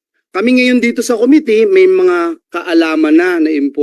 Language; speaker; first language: Filipino; native; Filipino